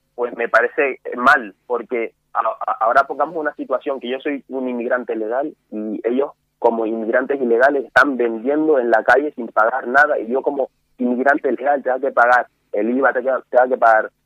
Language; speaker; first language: Spanish; non-native, fluent; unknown